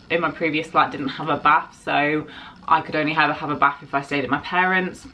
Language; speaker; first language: English; native; English